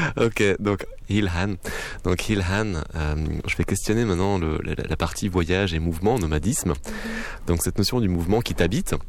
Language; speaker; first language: French; native; French